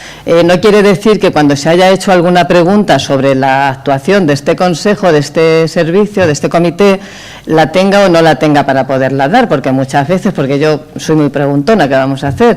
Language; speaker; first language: Spanish; native; Spanish